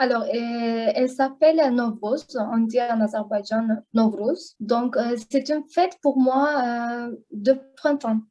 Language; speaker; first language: French; non-native, learner; Azerbaijani